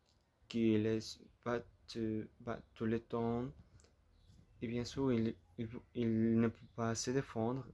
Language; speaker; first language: French; non-native, learner; Spanish